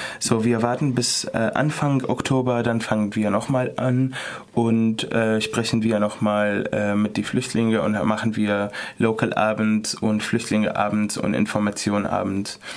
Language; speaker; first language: German; non-native, fluent; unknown